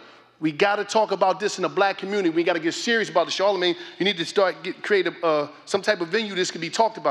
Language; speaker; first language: English; native; English